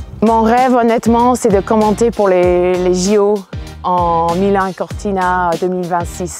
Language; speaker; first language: French; non-native, fluent; English